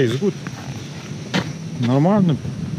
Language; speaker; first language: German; non-native, learner; Russian